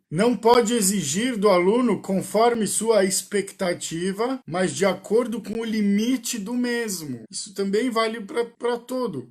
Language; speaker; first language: Portuguese; early bilingual, other home language; Hebrew